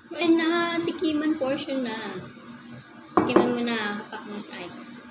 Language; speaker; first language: Filipino; non-native, local second language; Bikol